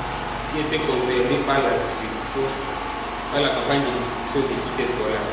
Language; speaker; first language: French; non-native, local second language; Swahili